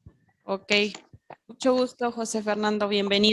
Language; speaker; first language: Spanish; native; Spanish